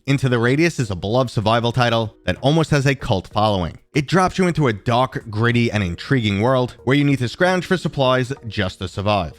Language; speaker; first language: English; native; English